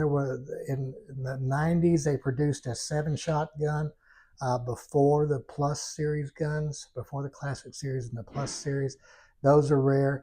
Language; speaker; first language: English; native; English